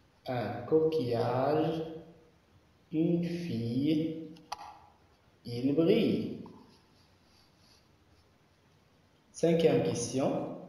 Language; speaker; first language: French; non-native, local second language; Arabic